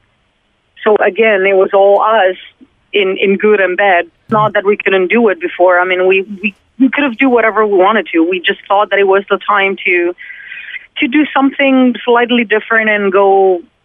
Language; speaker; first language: English; non-native, fluent; Italian